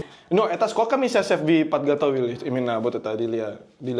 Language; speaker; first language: Russian; non-native, learner; Indonesian